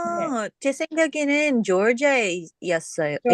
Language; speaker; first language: Korean; non-native, learner; English